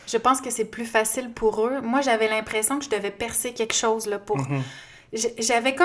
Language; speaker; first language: French; native; French